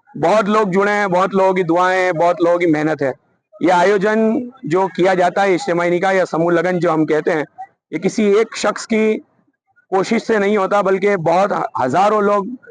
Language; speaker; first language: Hindi; non-native, local second language; Gujarati